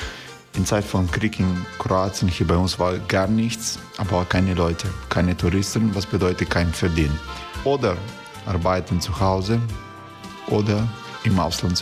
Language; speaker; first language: German; non-native, fluent; Croatian